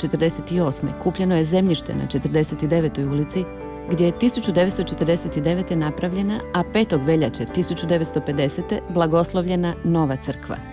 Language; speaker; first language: Croatian; native; Croatian